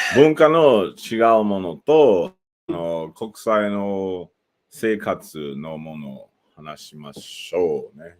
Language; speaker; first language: Japanese; non-native, learner; English